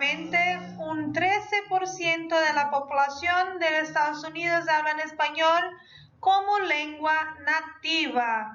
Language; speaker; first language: Spanish; non-native, fluent; Portuguese